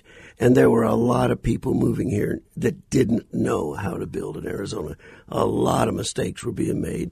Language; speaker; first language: English; native; English